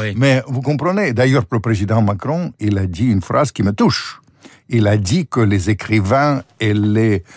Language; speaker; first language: French; non-native, fluent; Ukrainian